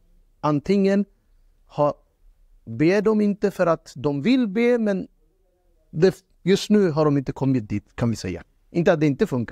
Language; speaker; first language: Swedish; non-native, fluent; Urdu